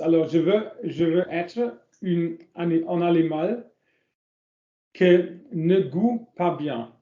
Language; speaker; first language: French; non-native, learner; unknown